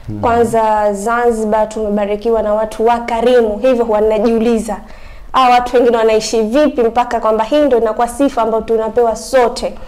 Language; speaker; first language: Swahili; native; Swahili